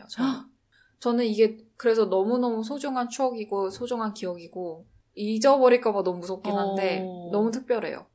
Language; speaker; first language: Korean; native; Korean